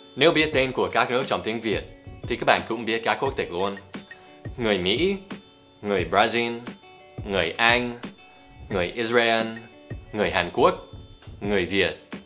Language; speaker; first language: Vietnamese; non-native, fluent; English